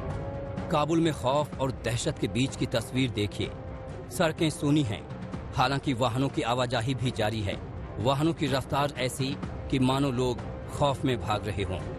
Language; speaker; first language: Hindi; native; Hindi